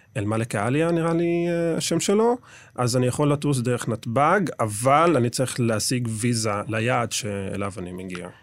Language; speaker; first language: Hebrew; non-native, local second language; Arabic